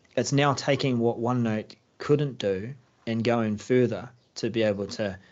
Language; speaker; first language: English; native; English